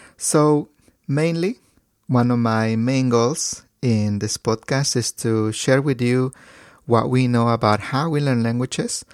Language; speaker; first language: English; non-native, fluent; Spanish